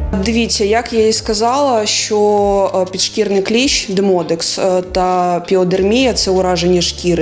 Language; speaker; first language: Ukrainian; native; Ukrainian